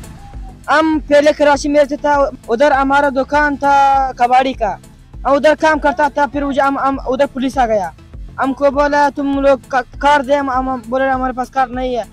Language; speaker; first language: Hindi; non-native, local second language; Pashto